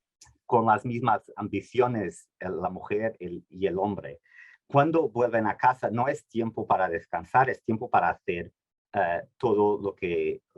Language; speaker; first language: Spanish; non-native, fluent; Portuguese